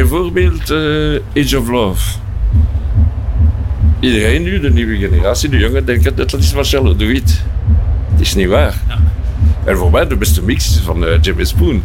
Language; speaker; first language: Dutch; non-native, local second language; French